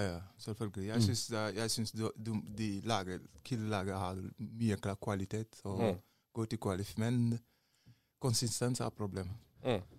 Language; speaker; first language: Norwegian; non-native, learner; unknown